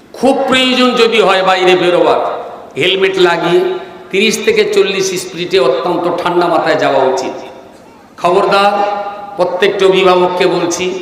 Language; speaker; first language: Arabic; non-native, fluent; Bangla